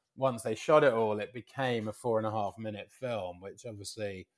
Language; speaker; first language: English; native; English